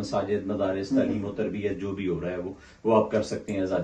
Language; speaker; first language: Hindi; native; Hindi